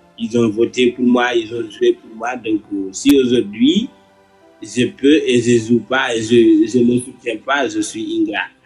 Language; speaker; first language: French; non-native, local second language; Wolof